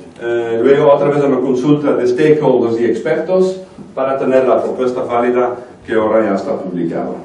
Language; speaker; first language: Spanish; non-native, fluent; Dutch